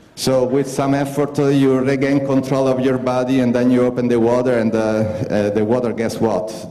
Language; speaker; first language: English; non-native, fluent; Italian